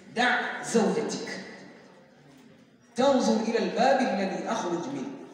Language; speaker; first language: Arabic; non-native, learner; Hausa